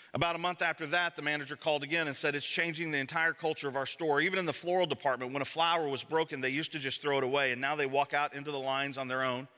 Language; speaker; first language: English; native; English